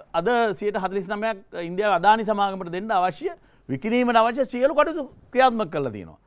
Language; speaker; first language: Sinhala; native; Sinhala